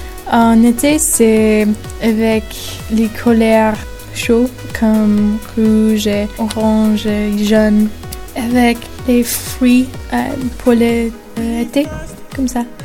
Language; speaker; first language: French; non-native, learner; English